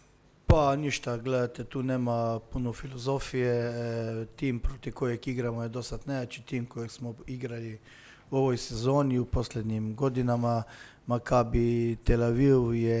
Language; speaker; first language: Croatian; non-native, fluent; Slovenian